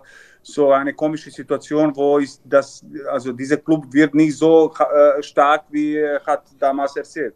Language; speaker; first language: German; non-native, learner; Serbian